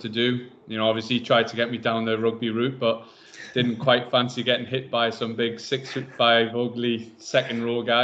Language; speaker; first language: English; native; English